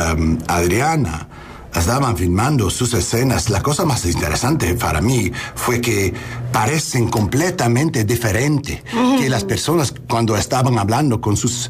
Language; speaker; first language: Spanish; early bilingual, heritage; English